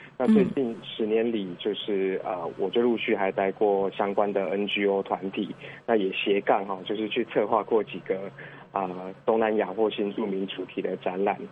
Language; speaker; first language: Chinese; native; Chinese